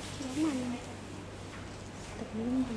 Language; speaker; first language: Vietnamese; native; Vietnamese